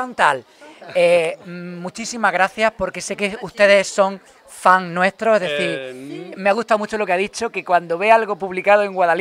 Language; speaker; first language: Spanish; native; Spanish